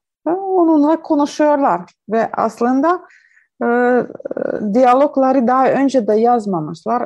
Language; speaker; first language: Turkish; non-native, learner; Ukrainian